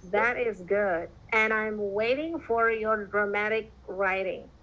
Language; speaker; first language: English; non-native, fluent; Indonesian